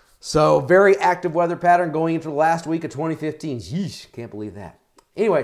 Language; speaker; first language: English; native; English